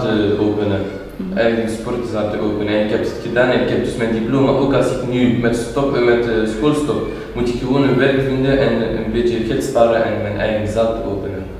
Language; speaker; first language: Dutch; non-native, local second language; French